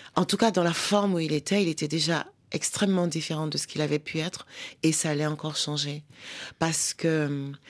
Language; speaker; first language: French; native; French